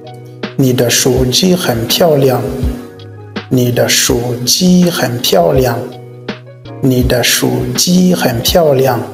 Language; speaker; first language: Chinese; non-native, fluent; French